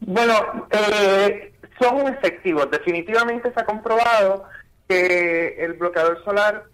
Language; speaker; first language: Spanish; native; Spanish